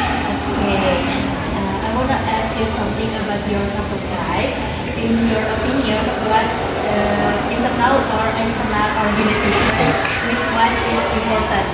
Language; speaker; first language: English; non-native, learner; Indonesian